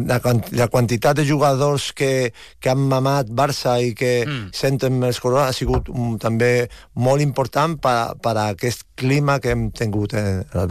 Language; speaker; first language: Catalan; non-native, local second language; Spanish